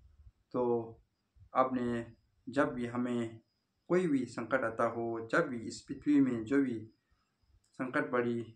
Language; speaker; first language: Hindi; non-native, local second language; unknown